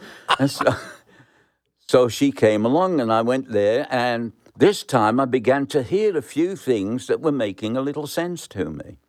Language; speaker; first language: English; native; English